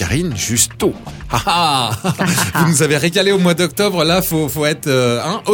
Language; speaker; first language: French; native; French